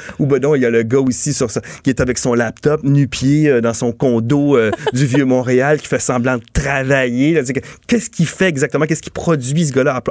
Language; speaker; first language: French; native; French